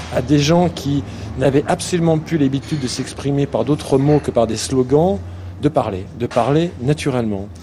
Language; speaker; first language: French; native; French